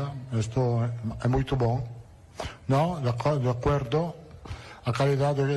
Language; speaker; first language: Portuguese; non-native, learner; Italian